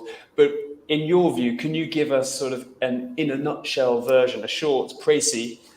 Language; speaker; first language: English; native; English